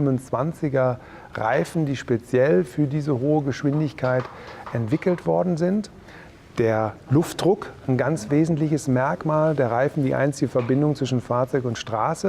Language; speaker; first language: German; native; German